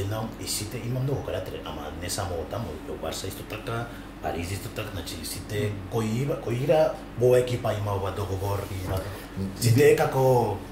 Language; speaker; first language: Macedonian; non-native, learner; Spanish